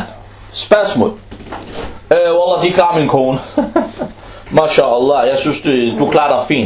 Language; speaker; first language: Danish; non-native, fluent; Arabic